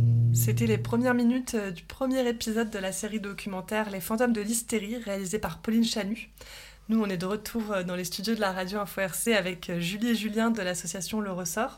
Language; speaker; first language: French; native; French